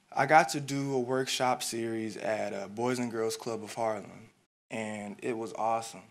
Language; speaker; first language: English; native; English